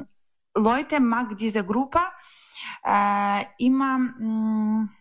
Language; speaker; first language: German; non-native, learner; Ukrainian